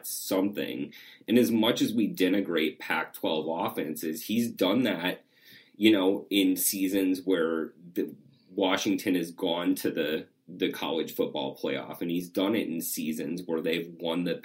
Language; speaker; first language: English; native; English